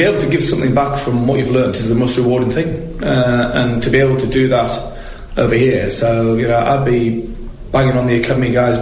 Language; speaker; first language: English; native; English